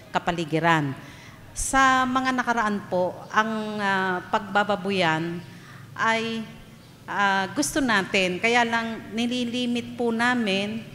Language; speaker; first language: Filipino; native; Filipino